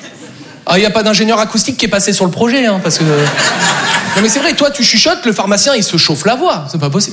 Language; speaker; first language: French; native; French